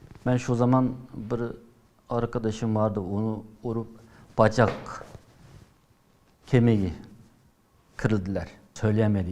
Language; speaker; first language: Turkish; non-native, learner; Uyghur